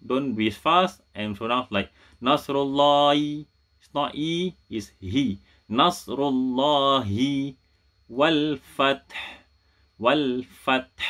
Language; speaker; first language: English; non-native, local second language; Malay